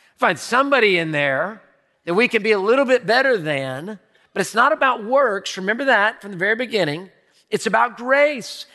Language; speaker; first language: English; native; English